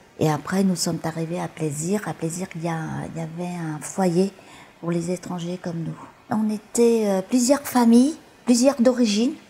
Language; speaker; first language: French; early bilingual, other home language; Vietnamese